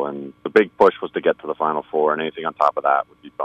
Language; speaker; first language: English; native; English